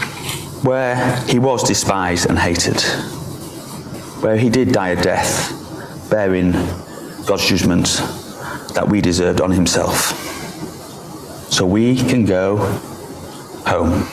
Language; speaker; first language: English; native; English